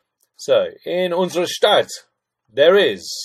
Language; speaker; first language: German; non-native, fluent; English